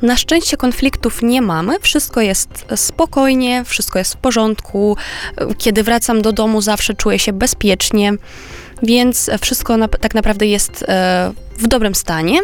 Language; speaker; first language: Polish; non-native, fluent; Romanian